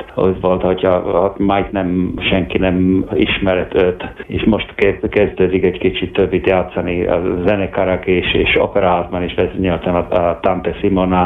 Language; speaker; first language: Hungarian; non-native, fluent; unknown